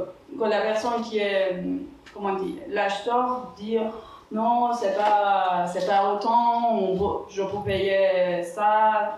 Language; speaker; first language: French; non-native, fluent; Persian